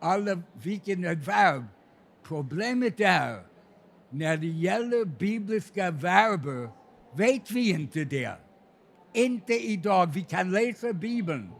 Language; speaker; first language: Swedish; non-native, fluent; English